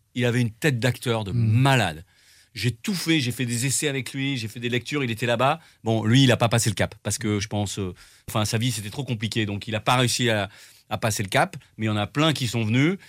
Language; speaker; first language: French; native; French